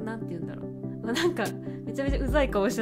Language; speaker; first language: Japanese; native; Japanese